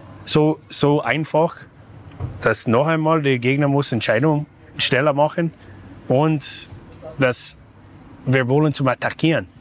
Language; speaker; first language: German; non-native, fluent; English